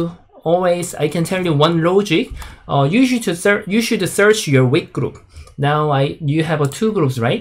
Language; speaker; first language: English; non-native, fluent; Korean